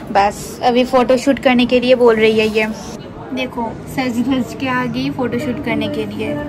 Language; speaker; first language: Hindi; non-native, local second language; Bangla